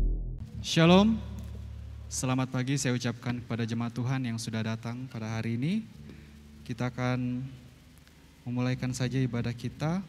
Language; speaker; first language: Indonesian; native; Indonesian